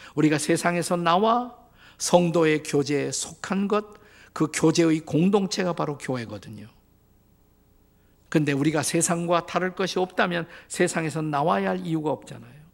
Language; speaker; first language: Korean; native; Korean